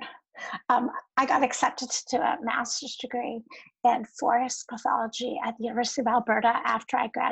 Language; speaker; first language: English; native; English